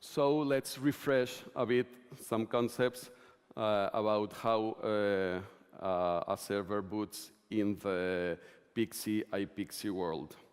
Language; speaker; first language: English; non-native, fluent; Spanish